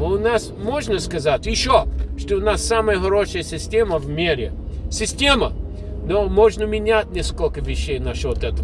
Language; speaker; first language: Russian; non-native, fluent; English